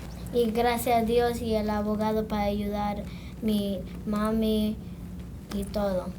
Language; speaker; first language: Spanish; early bilingual, heritage; English